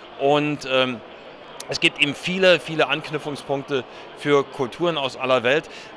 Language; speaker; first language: German; native; German